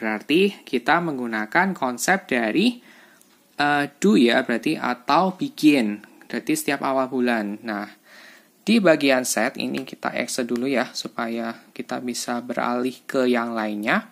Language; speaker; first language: Indonesian; native; Indonesian